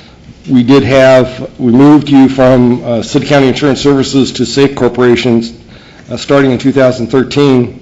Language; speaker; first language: English; native; English